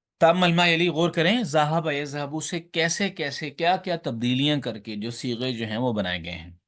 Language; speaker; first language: Urdu; native; Urdu